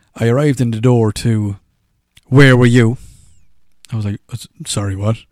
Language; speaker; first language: English; native; English